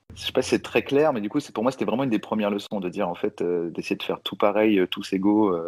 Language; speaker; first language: French; native; French